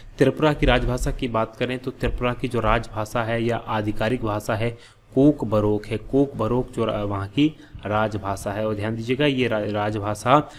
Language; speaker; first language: Hindi; native; Hindi